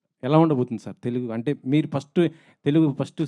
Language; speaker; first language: Telugu; native; Telugu